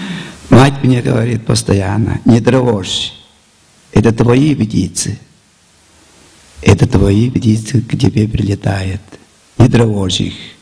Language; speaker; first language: Russian; non-native, local second language; Tuvinian